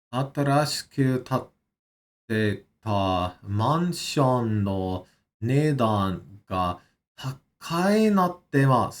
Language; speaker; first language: Japanese; non-native, learner; English